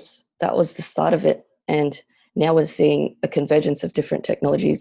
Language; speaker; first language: English; non-native, local second language; Filipino